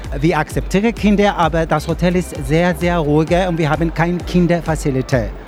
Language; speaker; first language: German; non-native, learner; Greek